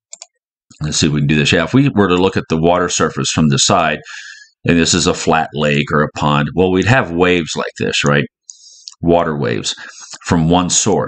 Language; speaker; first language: English; native; English